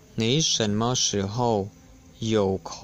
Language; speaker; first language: Chinese; non-native, learner; Khmer